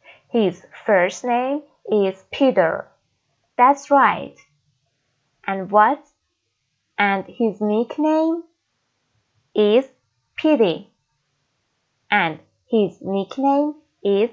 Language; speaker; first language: English; non-native, fluent; Persian